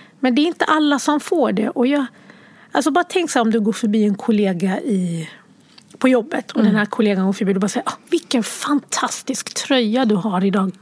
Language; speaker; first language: Swedish; early bilingual, other home language; Arabic